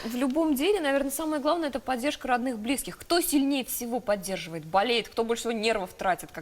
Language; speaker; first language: Russian; native; Russian